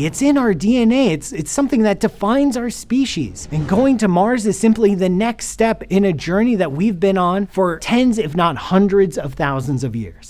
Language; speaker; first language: English; native; English